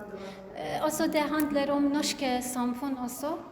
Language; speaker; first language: Norwegian; non-native, learner; Kurdish